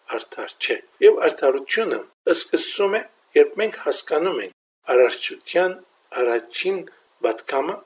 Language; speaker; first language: Armenian; early bilingual, heritage; Armenian